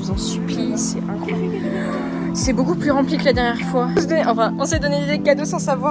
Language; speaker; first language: French; native; French